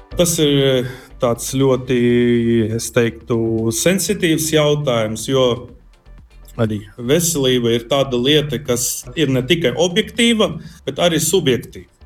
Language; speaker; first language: Latvian; non-native, local second language; Russian